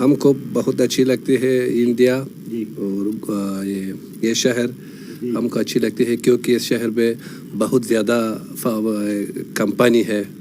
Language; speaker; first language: Hindi; non-native, learner; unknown